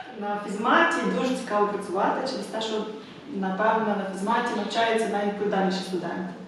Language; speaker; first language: Ukrainian; native; Ukrainian